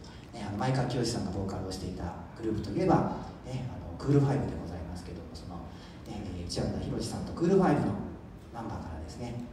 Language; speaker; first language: Japanese; native; Japanese